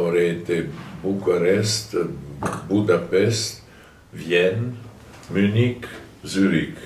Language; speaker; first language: French; non-native, fluent; German